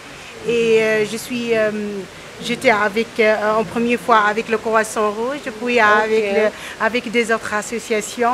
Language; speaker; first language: French; non-native, local second language; Arabic